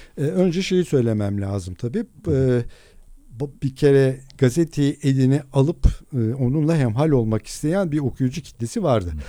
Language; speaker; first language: Turkish; non-native, local second language; Adyghe